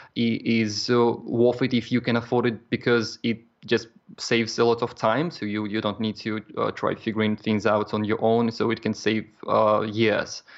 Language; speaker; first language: English; non-native, fluent; Russian